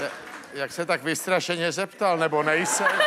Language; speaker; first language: Czech; native; Czech